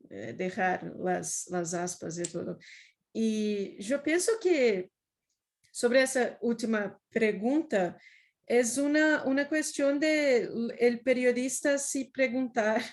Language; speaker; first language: Spanish; non-native, fluent; Portuguese